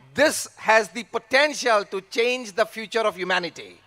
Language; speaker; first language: English; non-native, local second language; Gujarati